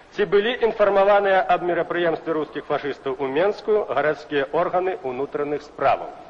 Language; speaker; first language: Belarusian; native; Belarusian